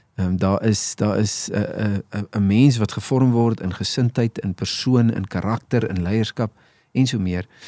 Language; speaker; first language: Afrikaans; native; Afrikaans